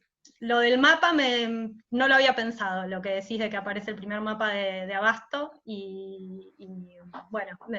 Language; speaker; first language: Spanish; native; Spanish